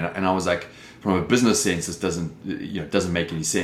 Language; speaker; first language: English; native; English